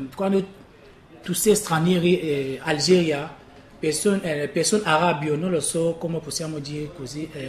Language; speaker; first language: Italian; non-native, learner; French